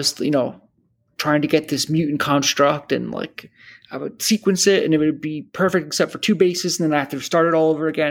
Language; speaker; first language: English; native; English